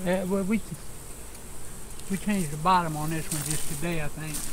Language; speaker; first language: English; native; English